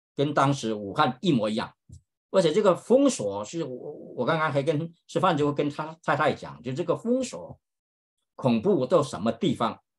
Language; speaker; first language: Chinese; native; Chinese